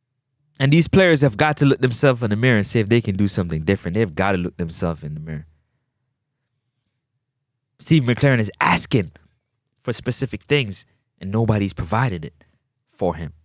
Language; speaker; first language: English; native; English